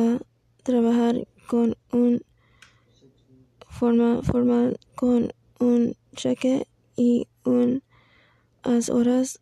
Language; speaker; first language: Spanish; non-native, learner; English